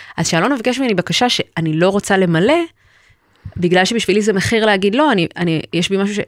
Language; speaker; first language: Hebrew; native; Hebrew